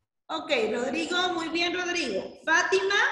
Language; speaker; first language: Spanish; native; Spanish